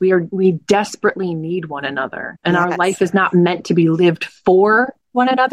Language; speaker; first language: English; native; English